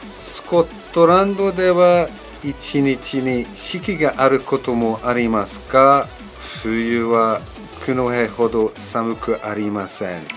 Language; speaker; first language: Japanese; non-native, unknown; English